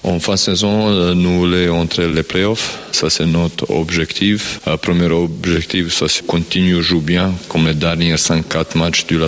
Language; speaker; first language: French; non-native, learner; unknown